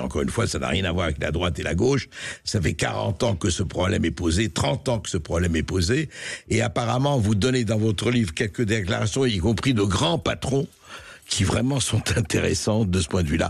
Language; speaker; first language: French; native; French